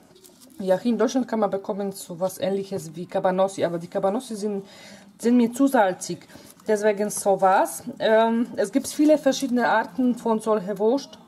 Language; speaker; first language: German; non-native, fluent; Polish